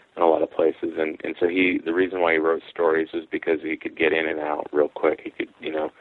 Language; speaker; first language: English; native; English